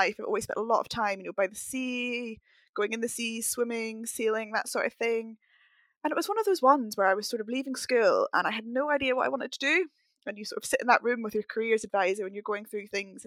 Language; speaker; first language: English; native; English